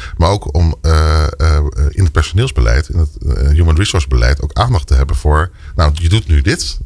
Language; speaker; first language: Dutch; native; Dutch